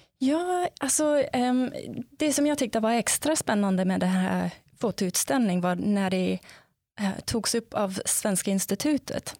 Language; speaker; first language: Swedish; non-native, fluent; English